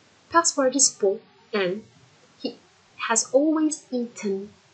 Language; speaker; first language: English; non-native, fluent; Turkish